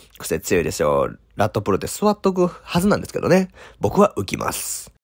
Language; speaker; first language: Japanese; native; Japanese